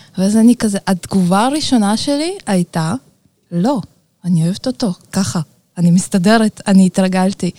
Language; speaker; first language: Hebrew; early bilingual, other home language; Russian